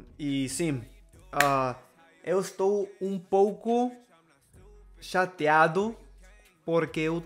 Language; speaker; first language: Portuguese; non-native, learner; Spanish